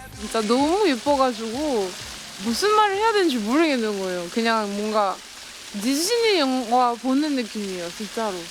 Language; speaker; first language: Korean; non-native, fluent; French